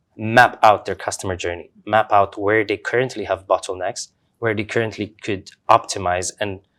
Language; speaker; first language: English; non-native, fluent; Romanian